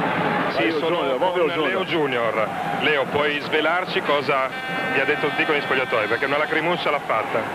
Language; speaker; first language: Italian; native; Italian